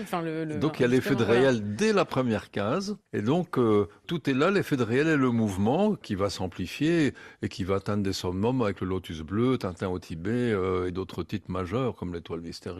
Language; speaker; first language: French; native; French